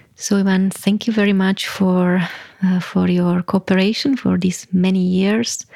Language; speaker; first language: English; non-native, fluent; Slovak